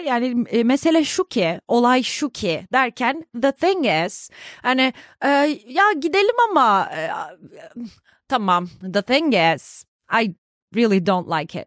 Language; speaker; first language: English; non-native, fluent; Turkish